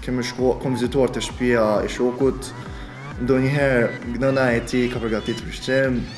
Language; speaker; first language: Albanian; early bilingual, other home language; Korean